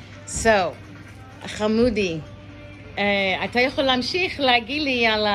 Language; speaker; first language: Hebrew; non-native, learner; English